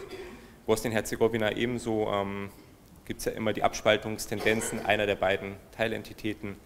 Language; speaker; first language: German; native; German